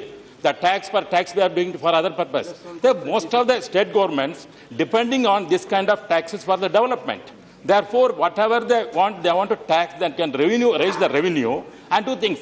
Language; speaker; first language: English; non-native, local second language; Tamil